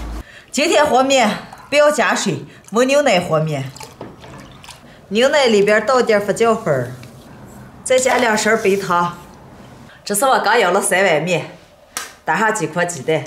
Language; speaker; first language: Chinese; native; Chinese